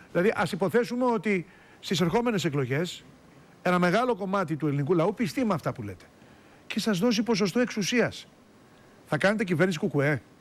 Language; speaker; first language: Greek; native; Greek